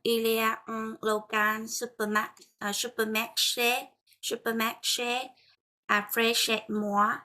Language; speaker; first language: French; non-native, learner; Vietnamese